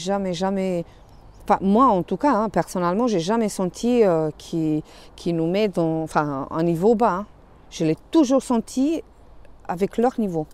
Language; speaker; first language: French; non-native, fluent; Romanian